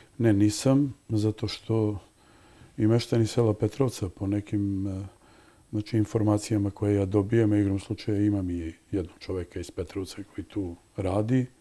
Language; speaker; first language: Serbian; native; Serbian